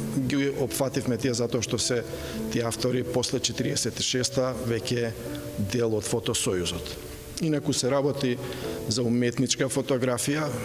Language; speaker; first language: Macedonian; native; Macedonian